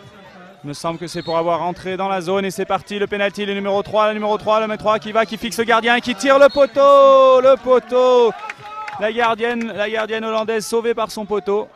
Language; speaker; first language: French; native; French